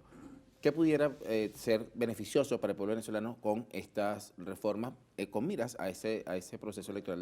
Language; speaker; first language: Spanish; native; Spanish